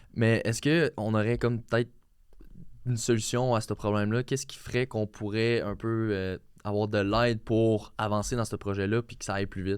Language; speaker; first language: French; native; French